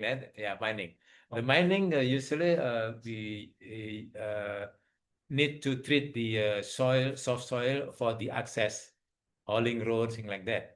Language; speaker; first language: English; non-native, learner; Indonesian